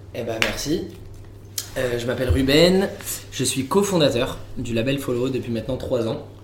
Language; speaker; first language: French; native; French